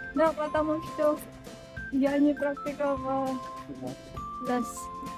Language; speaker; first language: Russian; non-native, learner; Filipino